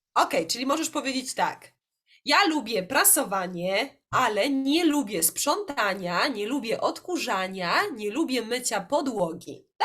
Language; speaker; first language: Polish; native; Polish